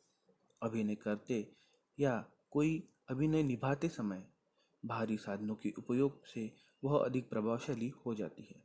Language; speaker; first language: Hindi; non-native, local second language; Marathi